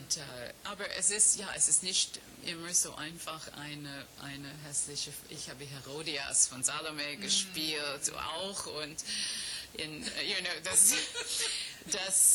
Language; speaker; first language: German; non-native, fluent; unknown